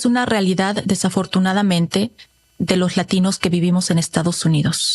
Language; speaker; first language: Spanish; native; Spanish